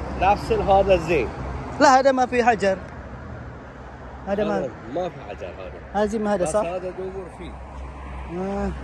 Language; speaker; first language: Arabic; non-native, learner; Indonesian